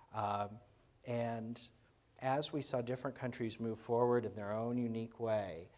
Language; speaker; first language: English; native; English